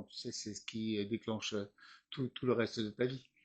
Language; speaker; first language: French; native; French